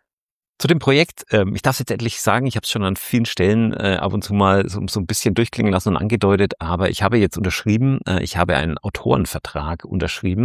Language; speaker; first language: German; native; German